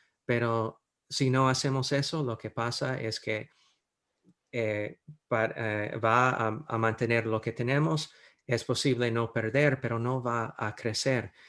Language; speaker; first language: Spanish; non-native, fluent; English